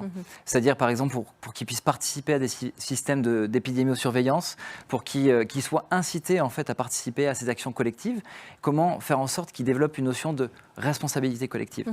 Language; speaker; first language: French; native; French